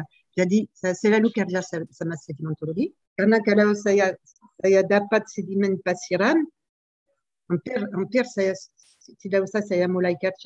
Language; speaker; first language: Indonesian; non-native, learner; French